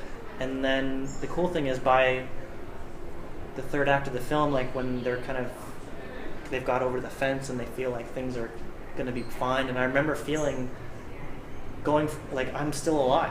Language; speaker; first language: English; native; English